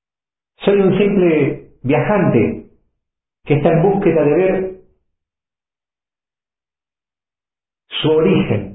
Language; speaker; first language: Spanish; native; Spanish